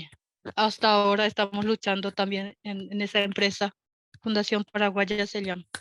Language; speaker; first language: Spanish; non-native, local second language; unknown